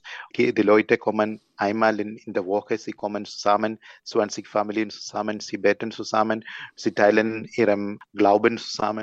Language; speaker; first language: German; non-native, learner; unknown